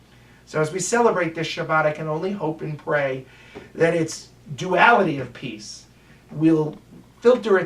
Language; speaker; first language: English; native; English